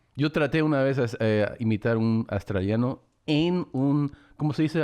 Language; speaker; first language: Spanish; early bilingual, heritage; Spanish